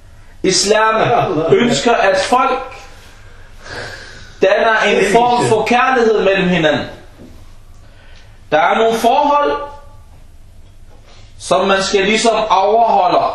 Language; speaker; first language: Danish; non-native, fluent; Arabic